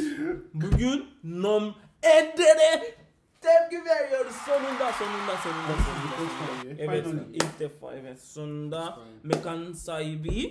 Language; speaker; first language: Turkish; non-native, fluent; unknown